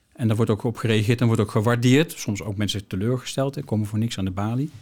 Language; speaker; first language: Dutch; native; Dutch